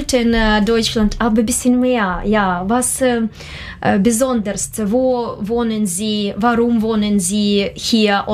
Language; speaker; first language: German; non-native, learner; Russian